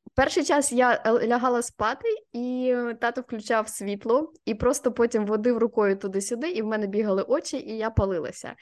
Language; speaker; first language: Ukrainian; non-native, local second language; Russian